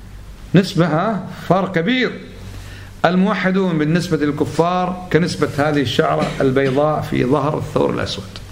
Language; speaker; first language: Arabic; native; Arabic